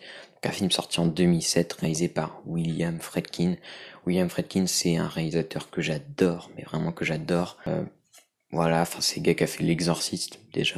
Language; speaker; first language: French; native; French